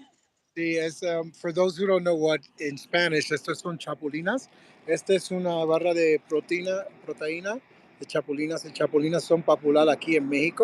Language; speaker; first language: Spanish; early bilingual, heritage; Spanish